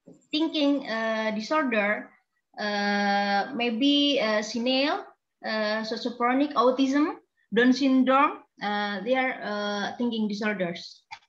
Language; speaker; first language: English; non-native, learner; Indonesian